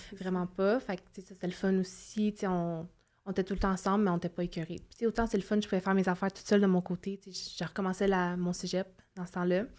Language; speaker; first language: French; native; French